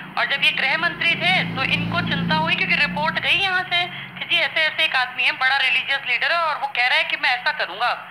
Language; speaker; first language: Hindi; native; Hindi